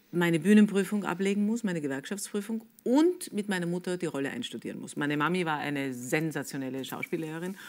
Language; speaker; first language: German; native; German